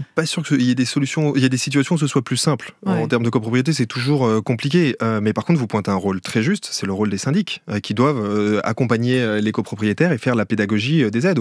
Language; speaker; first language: French; native; French